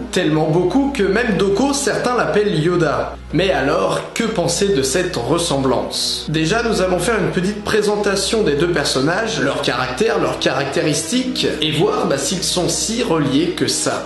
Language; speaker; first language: French; native; French